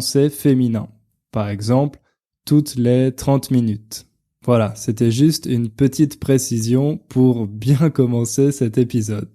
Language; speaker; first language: French; native; French